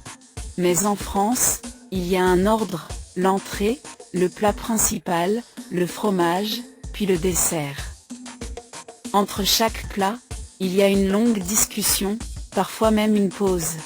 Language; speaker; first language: French; non-native, fluent; Thai